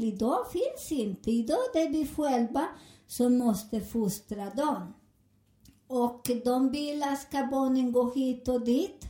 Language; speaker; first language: Swedish; non-native, learner; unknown